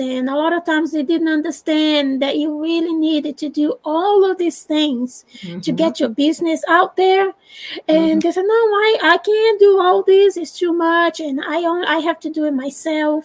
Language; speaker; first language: English; non-native, fluent; Portuguese